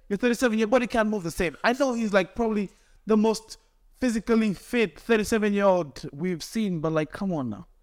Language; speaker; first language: English; non-native, local second language; Swahili